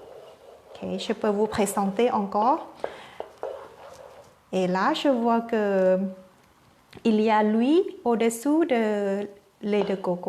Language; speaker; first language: French; non-native, learner; Thai